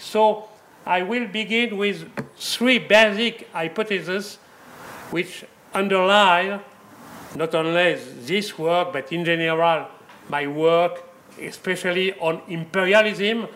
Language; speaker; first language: English; non-native, fluent; French